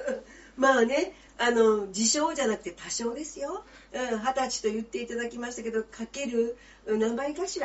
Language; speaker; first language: Japanese; native; Japanese